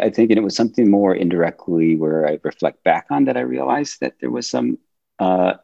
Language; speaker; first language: English; native; English